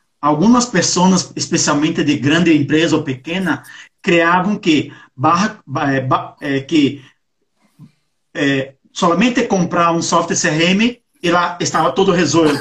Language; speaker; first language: Portuguese; non-native, learner; Spanish